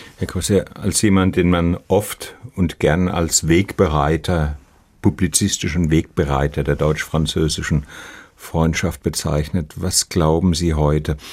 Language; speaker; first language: German; native; German